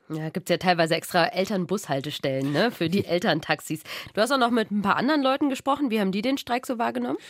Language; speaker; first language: German; native; German